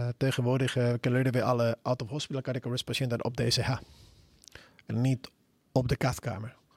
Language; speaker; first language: Dutch; non-native, fluent; Spanish